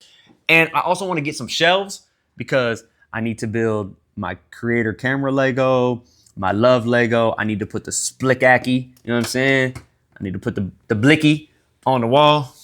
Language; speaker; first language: English; native; English